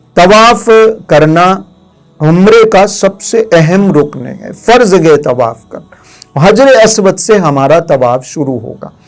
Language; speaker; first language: Urdu; native; Urdu